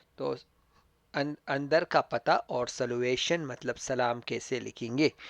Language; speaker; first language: Urdu; non-native, local second language; Pashto